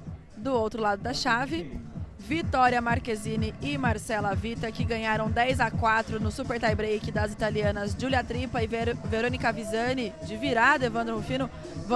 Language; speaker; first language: Portuguese; native; Portuguese